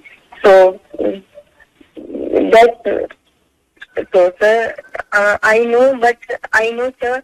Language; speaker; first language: English; non-native, local second language; Hindi